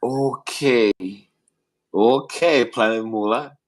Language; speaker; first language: English; non-native, learner; Spanish